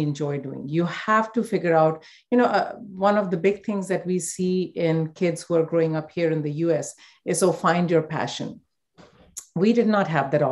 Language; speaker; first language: English; non-native, local second language; Hindi